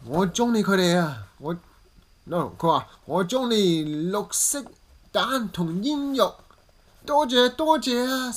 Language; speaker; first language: Cantonese; early bilingual, heritage; English